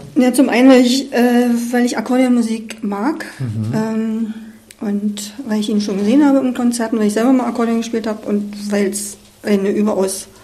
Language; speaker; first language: German; native; German